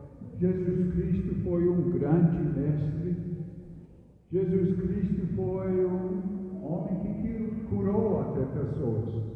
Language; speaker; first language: Portuguese; non-native, fluent; English